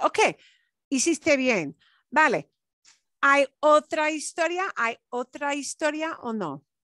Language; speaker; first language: Spanish; non-native, fluent; English